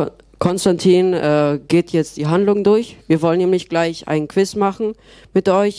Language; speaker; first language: German; native; German